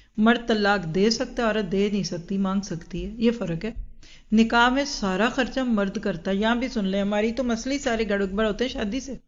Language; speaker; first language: Urdu; native; Urdu